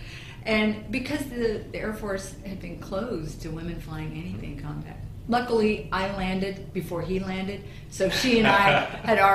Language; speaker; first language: English; native; English